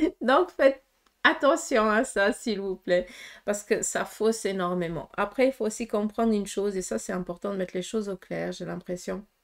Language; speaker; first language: French; early bilingual, other home language; Portuguese